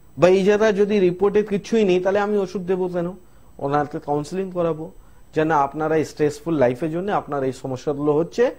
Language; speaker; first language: Bangla; non-native, local second language; Hindi